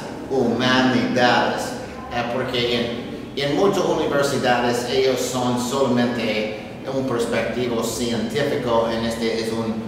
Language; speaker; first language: Spanish; non-native, learner; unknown